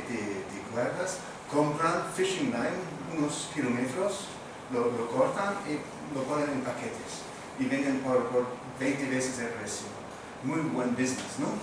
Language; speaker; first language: Spanish; non-native, fluent; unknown